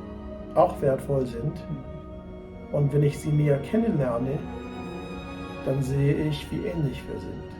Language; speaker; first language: German; non-native, fluent; English